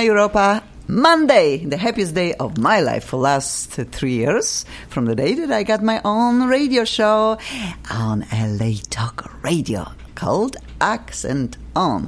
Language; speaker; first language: English; non-native, fluent; Polish